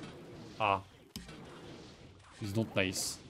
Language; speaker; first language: English; non-native, learner; French